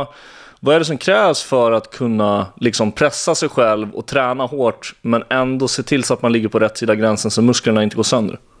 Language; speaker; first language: Swedish; native; Swedish